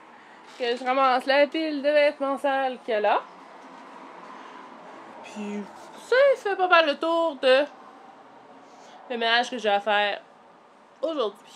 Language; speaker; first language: French; native; French